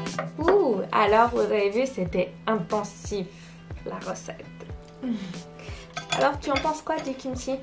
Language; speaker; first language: French; native; French